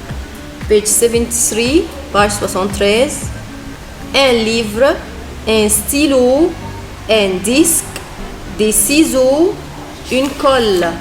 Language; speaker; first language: French; non-native, fluent; Arabic